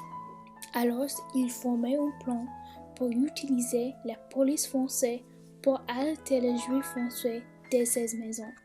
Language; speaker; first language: French; non-native, learner; English